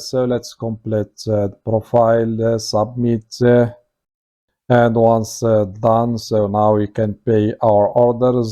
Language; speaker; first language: English; non-native, fluent; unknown